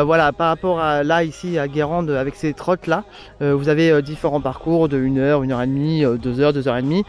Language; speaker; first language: French; native; French